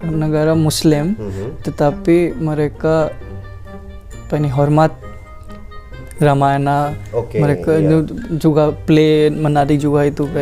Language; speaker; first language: Indonesian; non-native, learner; Hindi